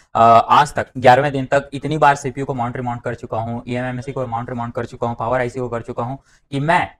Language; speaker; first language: Hindi; native; Hindi